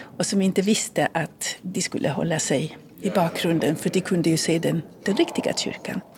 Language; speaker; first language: Swedish; early bilingual, heritage; Swedish